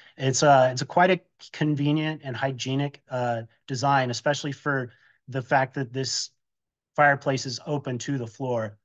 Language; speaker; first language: English; native; English